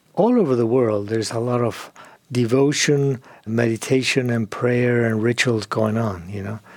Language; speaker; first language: English; non-native, fluent; Spanish